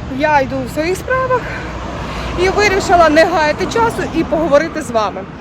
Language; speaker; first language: Ukrainian; native; Ukrainian